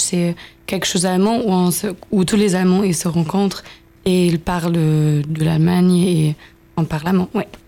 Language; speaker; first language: French; non-native, fluent; German